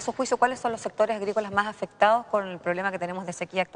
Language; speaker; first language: Spanish; native; Spanish